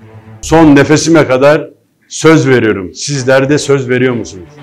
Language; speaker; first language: Turkish; native; Turkish